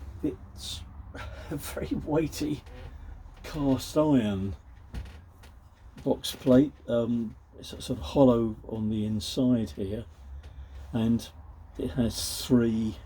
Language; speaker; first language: English; native; English